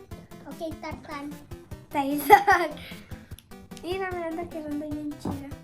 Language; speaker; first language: Spanish; native; Spanish